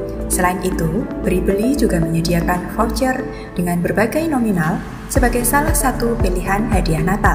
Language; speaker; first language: Indonesian; native; Indonesian